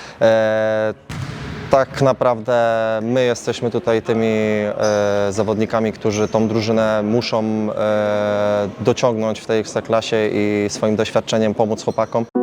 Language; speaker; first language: Polish; native; Polish